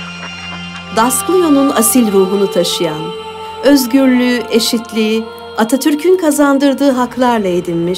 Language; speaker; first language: Turkish; native; Turkish